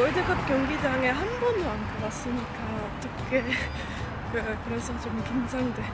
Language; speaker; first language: Korean; non-native, fluent; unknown